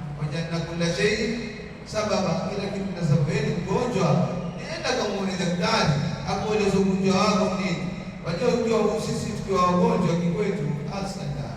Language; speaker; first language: Swahili; native; Swahili